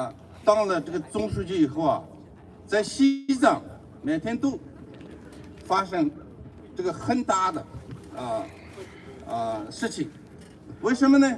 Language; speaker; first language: Chinese; non-native, local second language; Tibetan